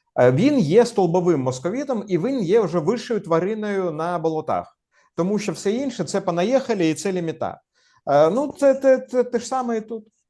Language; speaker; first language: Ukrainian; non-native, local second language; Russian